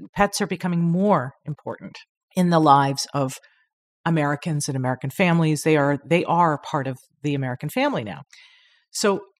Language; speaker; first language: English; native; English